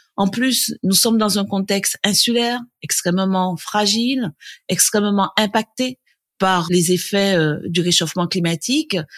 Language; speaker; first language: French; native; French